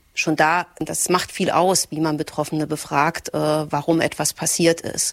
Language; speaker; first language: German; native; German